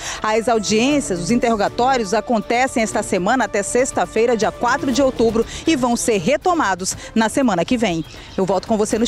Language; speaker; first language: Portuguese; native; Portuguese